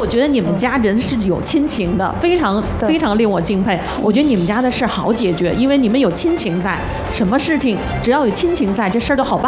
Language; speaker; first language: Chinese; native; Chinese